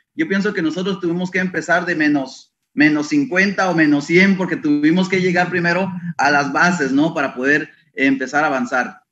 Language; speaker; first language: Spanish; native; Spanish